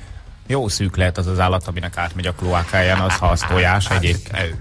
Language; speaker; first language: Hungarian; native; Hungarian